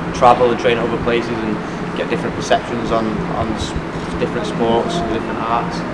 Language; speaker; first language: English; native; English